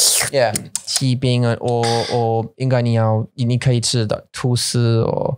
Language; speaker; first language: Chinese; non-native, learner; English